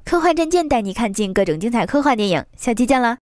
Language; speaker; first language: Chinese; native; Chinese